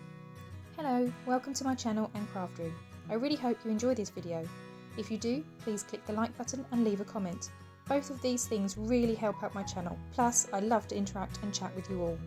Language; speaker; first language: English; native; English